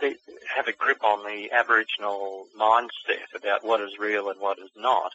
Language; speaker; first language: English; native; English